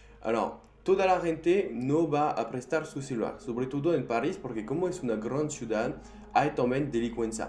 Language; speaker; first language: Spanish; non-native, fluent; French